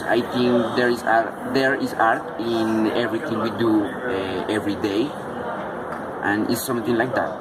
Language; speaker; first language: English; non-native, learner; Spanish